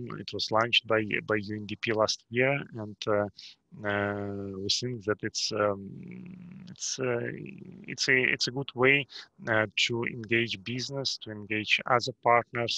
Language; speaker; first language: English; non-native, fluent; Russian